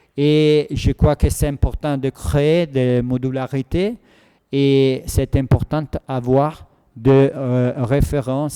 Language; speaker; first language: French; non-native, fluent; Italian